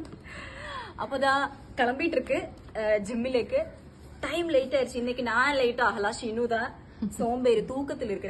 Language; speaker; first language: Tamil; non-native, learner; Malayalam